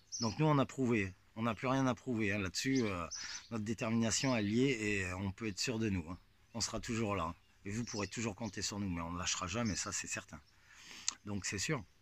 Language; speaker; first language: French; native; French